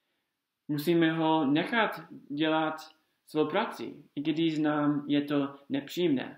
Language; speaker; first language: Czech; non-native, fluent; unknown